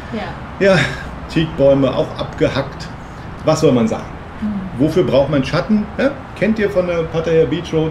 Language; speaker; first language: German; native; German